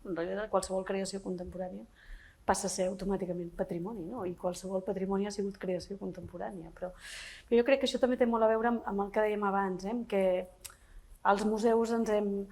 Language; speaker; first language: Catalan; native; Catalan